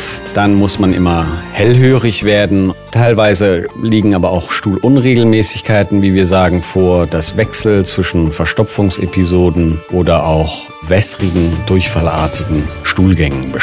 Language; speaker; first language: German; native; German